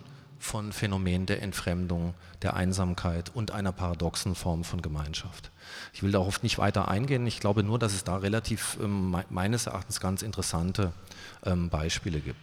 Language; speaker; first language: German; native; German